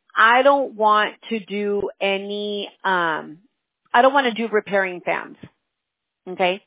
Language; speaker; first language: English; early bilingual, other home language; Spanish